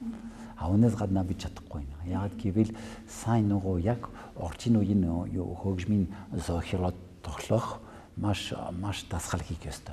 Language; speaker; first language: Mongolian; non-native, fluent; French